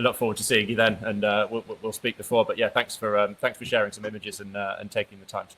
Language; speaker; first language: English; native; English